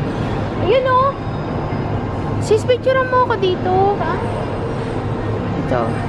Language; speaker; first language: Filipino; native; Filipino